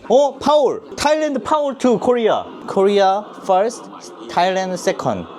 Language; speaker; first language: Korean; native; Korean